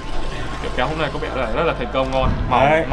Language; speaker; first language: Vietnamese; native; Vietnamese